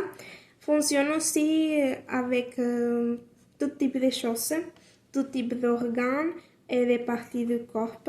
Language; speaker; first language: French; non-native, learner; Spanish